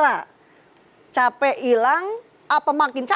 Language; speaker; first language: Indonesian; native; Indonesian